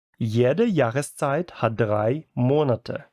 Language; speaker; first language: German; non-native, fluent; Ukrainian